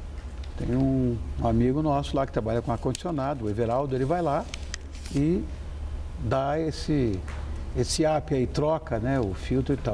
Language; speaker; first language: Portuguese; native; Portuguese